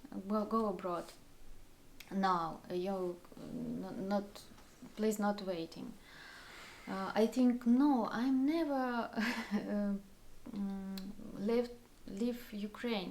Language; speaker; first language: English; non-native, learner; Russian